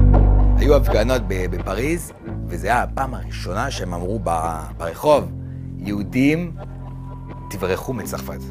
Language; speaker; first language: Hebrew; non-native, fluent; French